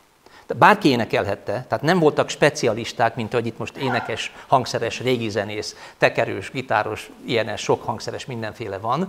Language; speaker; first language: Hungarian; native; Hungarian